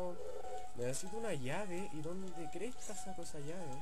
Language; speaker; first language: Spanish; native; Spanish